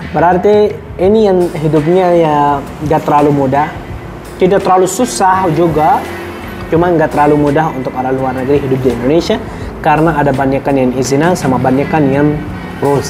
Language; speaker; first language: Indonesian; non-native, fluent; Arabic